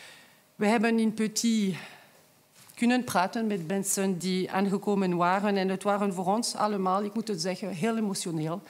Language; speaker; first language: Dutch; non-native, local second language; French